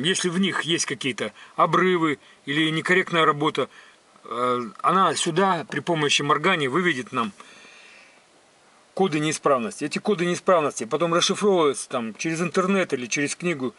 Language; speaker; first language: Russian; native; Russian